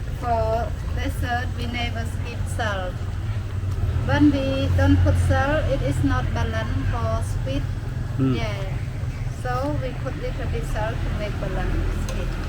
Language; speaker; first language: English; non-native, learner; Khmer